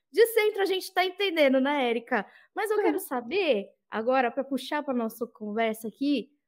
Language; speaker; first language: Portuguese; native; Portuguese